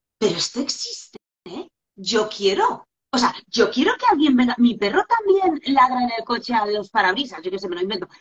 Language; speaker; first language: Spanish; non-native, fluent; Polish